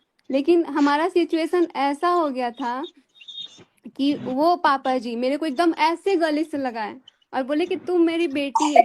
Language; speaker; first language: Hindi; native; Hindi